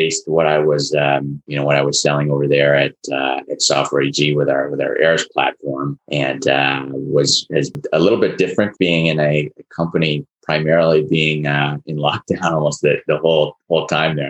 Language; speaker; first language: English; native; English